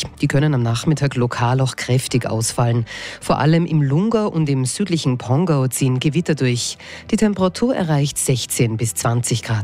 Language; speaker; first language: German; native; German